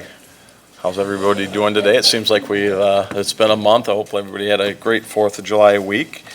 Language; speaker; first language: English; native; English